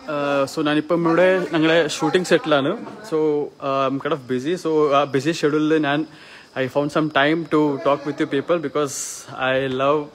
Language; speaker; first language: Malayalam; early bilingual, heritage; Malayalam